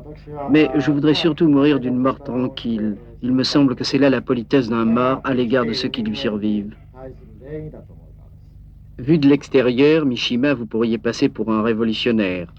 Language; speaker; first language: French; native; French